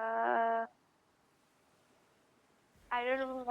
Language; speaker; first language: English; non-native, learner; Vietnamese